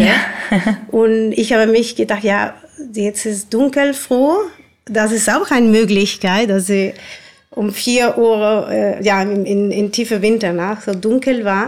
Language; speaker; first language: German; non-native, fluent; Spanish